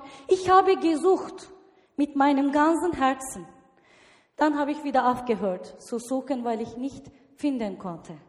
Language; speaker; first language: German; non-native, learner; Turkish